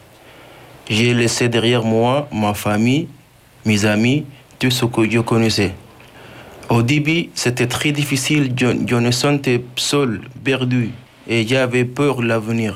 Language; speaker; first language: French; non-native, learner; Arabic